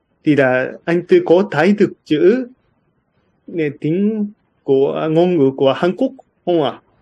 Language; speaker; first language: Vietnamese; non-native, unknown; Japanese